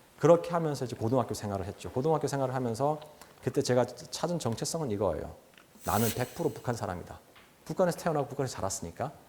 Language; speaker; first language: Korean; native; Korean